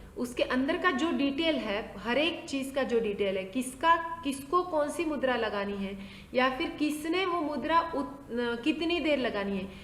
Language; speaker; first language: Hindi; non-native, local second language; Marathi